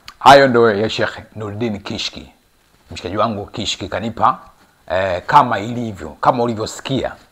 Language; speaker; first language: Swahili; native; Swahili